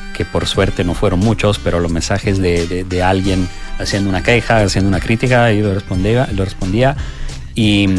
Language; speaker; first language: Spanish; non-native, fluent; Italian